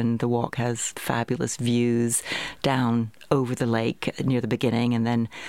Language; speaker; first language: English; native; English